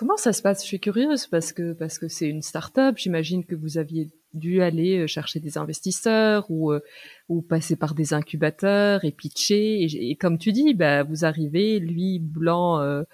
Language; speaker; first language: French; native; French